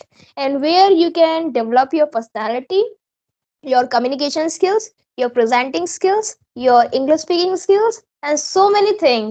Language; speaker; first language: English; non-native, local second language; Hindi